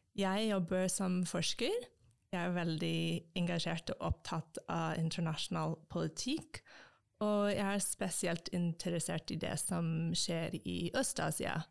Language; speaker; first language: Norwegian; non-native, fluent; English